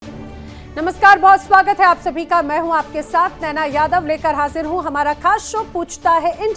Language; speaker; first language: Hindi; native; Hindi